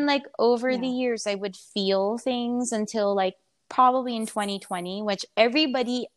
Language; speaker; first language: English; non-native, local second language; Filipino